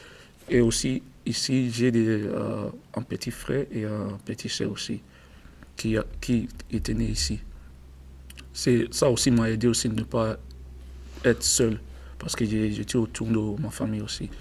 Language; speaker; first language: French; non-native, learner; English